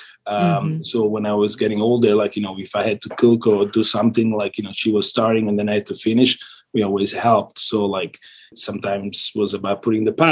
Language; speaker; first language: English; non-native, fluent; Italian